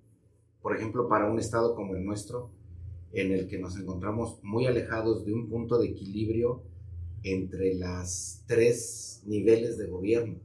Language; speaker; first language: Spanish; native; Spanish